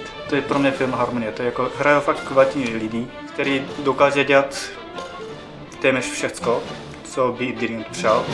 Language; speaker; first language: Czech; non-native, fluent; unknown